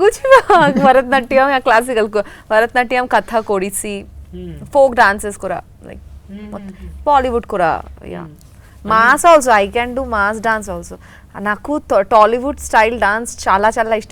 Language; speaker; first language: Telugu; non-native, learner; Bangla